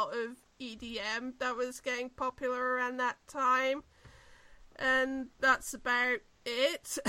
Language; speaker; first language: English; native; English